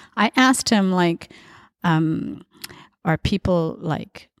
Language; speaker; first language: English; native; English